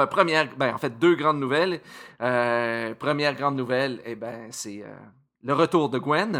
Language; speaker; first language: French; native; French